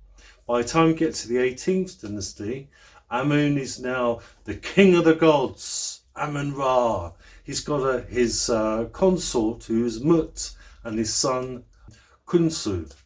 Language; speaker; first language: English; native; English